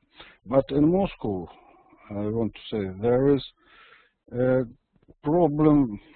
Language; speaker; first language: English; non-native, learner; Russian